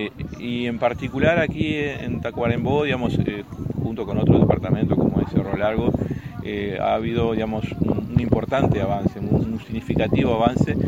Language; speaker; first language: Spanish; native; Spanish